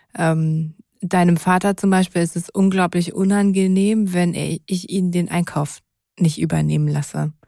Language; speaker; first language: German; native; German